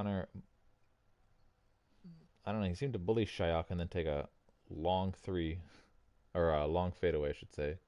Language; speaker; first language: English; native; English